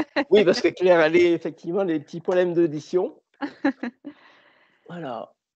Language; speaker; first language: French; native; French